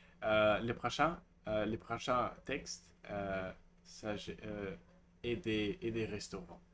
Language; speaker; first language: French; non-native, learner; Russian